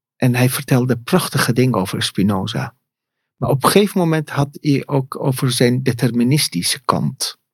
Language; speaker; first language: Dutch; non-native, fluent; Persian